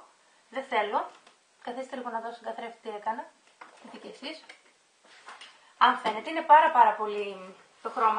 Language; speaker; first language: Greek; native; Greek